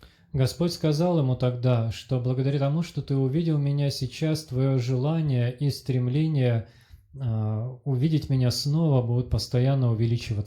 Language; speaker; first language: Russian; native; Russian